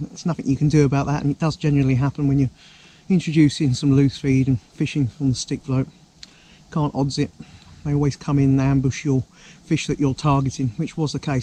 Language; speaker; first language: English; native; English